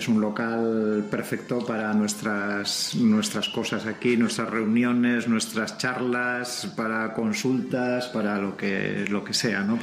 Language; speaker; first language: Spanish; native; Spanish